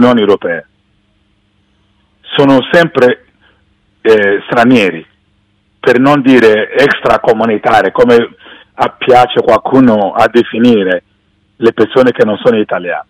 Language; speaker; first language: Italian; non-native, fluent; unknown